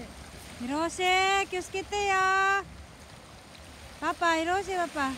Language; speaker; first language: Japanese; non-native, learner; Filipino